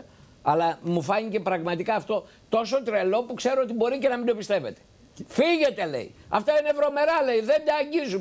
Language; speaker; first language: Greek; native; Greek